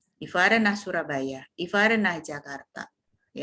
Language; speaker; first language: German; non-native, fluent; Indonesian